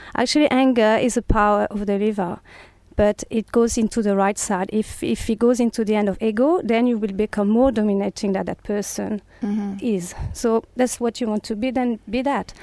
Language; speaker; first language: English; non-native, fluent; French